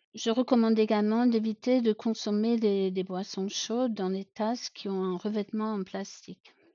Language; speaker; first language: French; non-native, fluent; German